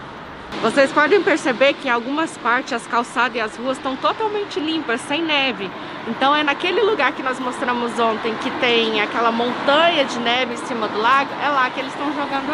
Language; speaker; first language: Portuguese; native; Portuguese